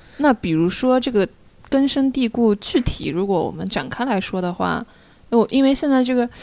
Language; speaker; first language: Chinese; native; Chinese